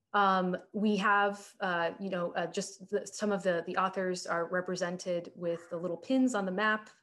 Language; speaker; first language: English; native; English